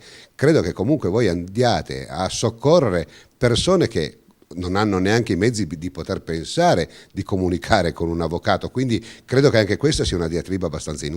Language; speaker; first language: Italian; native; Italian